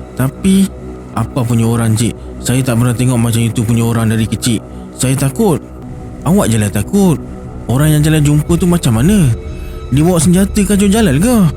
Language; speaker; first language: Malay; native; Malay